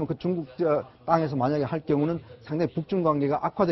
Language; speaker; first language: Korean; native; Korean